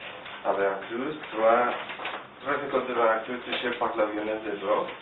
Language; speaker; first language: French; non-native, learner; Spanish